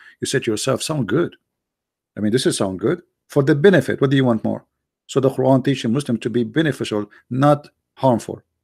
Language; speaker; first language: English; non-native, fluent; Arabic